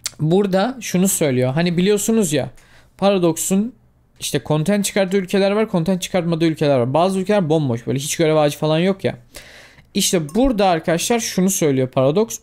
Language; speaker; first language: Turkish; native; Turkish